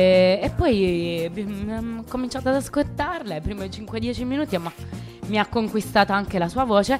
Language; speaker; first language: Italian; native; Italian